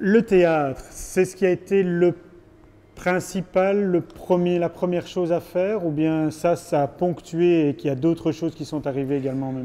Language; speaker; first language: French; native; French